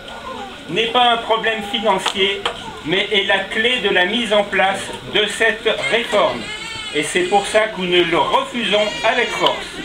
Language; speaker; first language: French; native; French